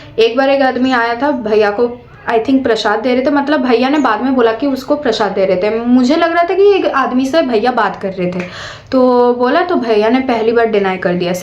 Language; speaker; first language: Hindi; non-native, local second language; Bangla